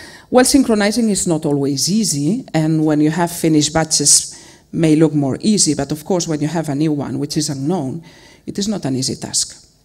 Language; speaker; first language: English; non-native, fluent; Spanish